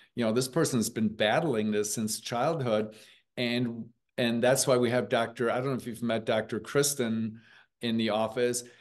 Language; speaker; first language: English; early bilingual, other home language; German